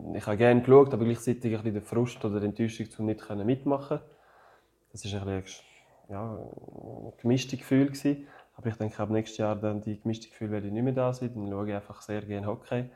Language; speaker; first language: German; non-native, fluent; French